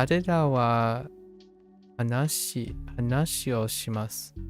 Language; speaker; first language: Japanese; non-native, learner; English